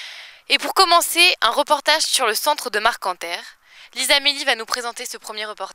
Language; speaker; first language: French; native; French